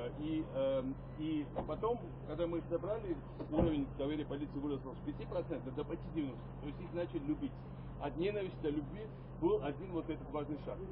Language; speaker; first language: Russian; non-native, local second language; Georgian